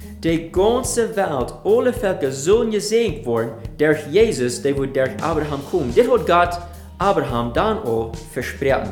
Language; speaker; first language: German; non-native, learner; Afrikaans